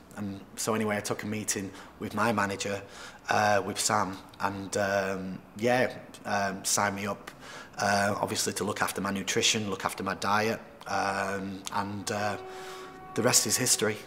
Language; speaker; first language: English; native; English